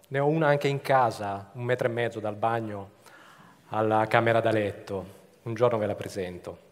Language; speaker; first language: Italian; native; Italian